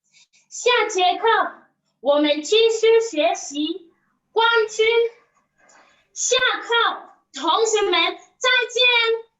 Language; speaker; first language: Chinese; non-native, learner; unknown